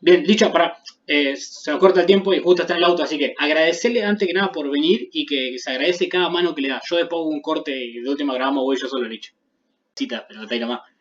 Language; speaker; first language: Spanish; native; Spanish